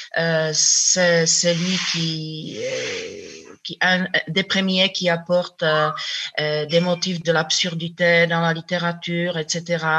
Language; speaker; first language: French; non-native, fluent; Czech